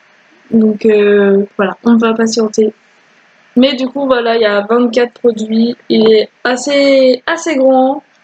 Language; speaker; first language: French; native; French